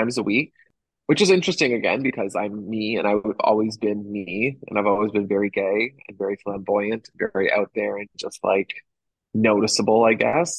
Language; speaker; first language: English; native; English